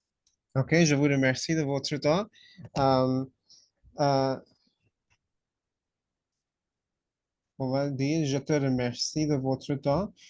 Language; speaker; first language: French; non-native, fluent; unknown